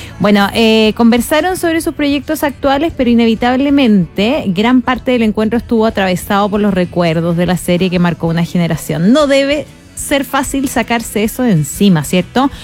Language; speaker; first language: Spanish; native; Spanish